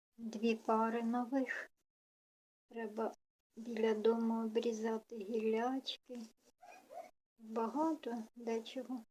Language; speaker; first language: Ukrainian; non-native, local second language; Russian